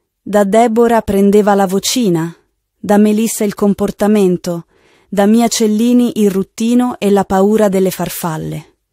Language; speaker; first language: Italian; native; Italian